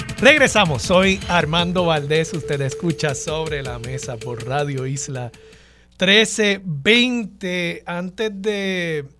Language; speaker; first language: Spanish; native; Spanish